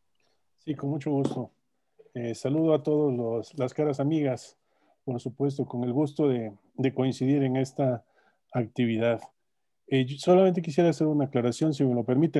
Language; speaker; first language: Spanish; native; Spanish